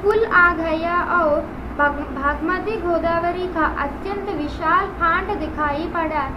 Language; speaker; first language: Hindi; non-native, local second language; Telugu